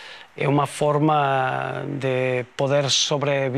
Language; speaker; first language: Portuguese; non-native, fluent; Spanish